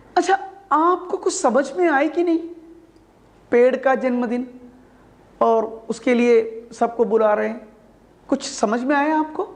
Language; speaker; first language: Hindi; non-native, local second language; Malayalam